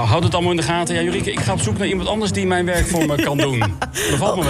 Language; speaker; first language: Dutch; native; Dutch